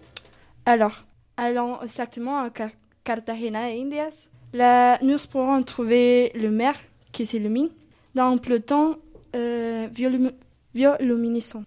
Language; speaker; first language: French; non-native, learner; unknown